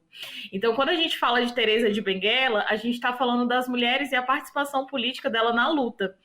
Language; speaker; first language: Portuguese; native; Portuguese